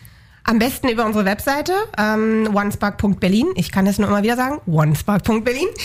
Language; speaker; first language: German; native; German